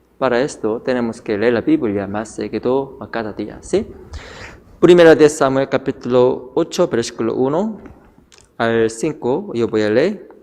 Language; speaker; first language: Spanish; non-native, learner; Korean